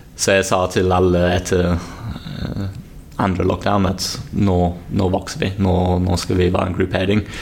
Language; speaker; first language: Norwegian; non-native, fluent; English